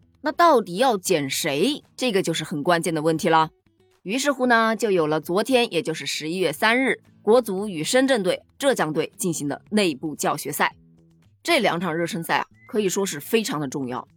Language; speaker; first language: Chinese; native; Chinese